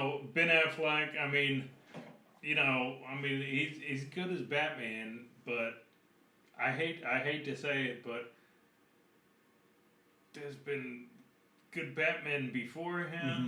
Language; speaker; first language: English; native; English